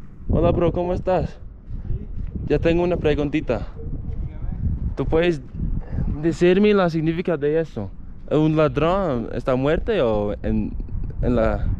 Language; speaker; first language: Spanish; non-native, learner; English